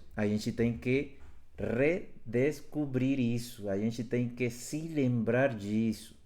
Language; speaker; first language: Portuguese; non-native, fluent; Spanish